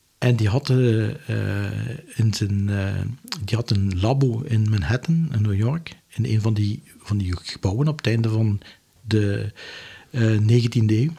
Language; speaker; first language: Dutch; native; Dutch